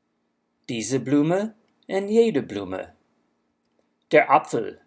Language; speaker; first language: German; non-native, fluent; English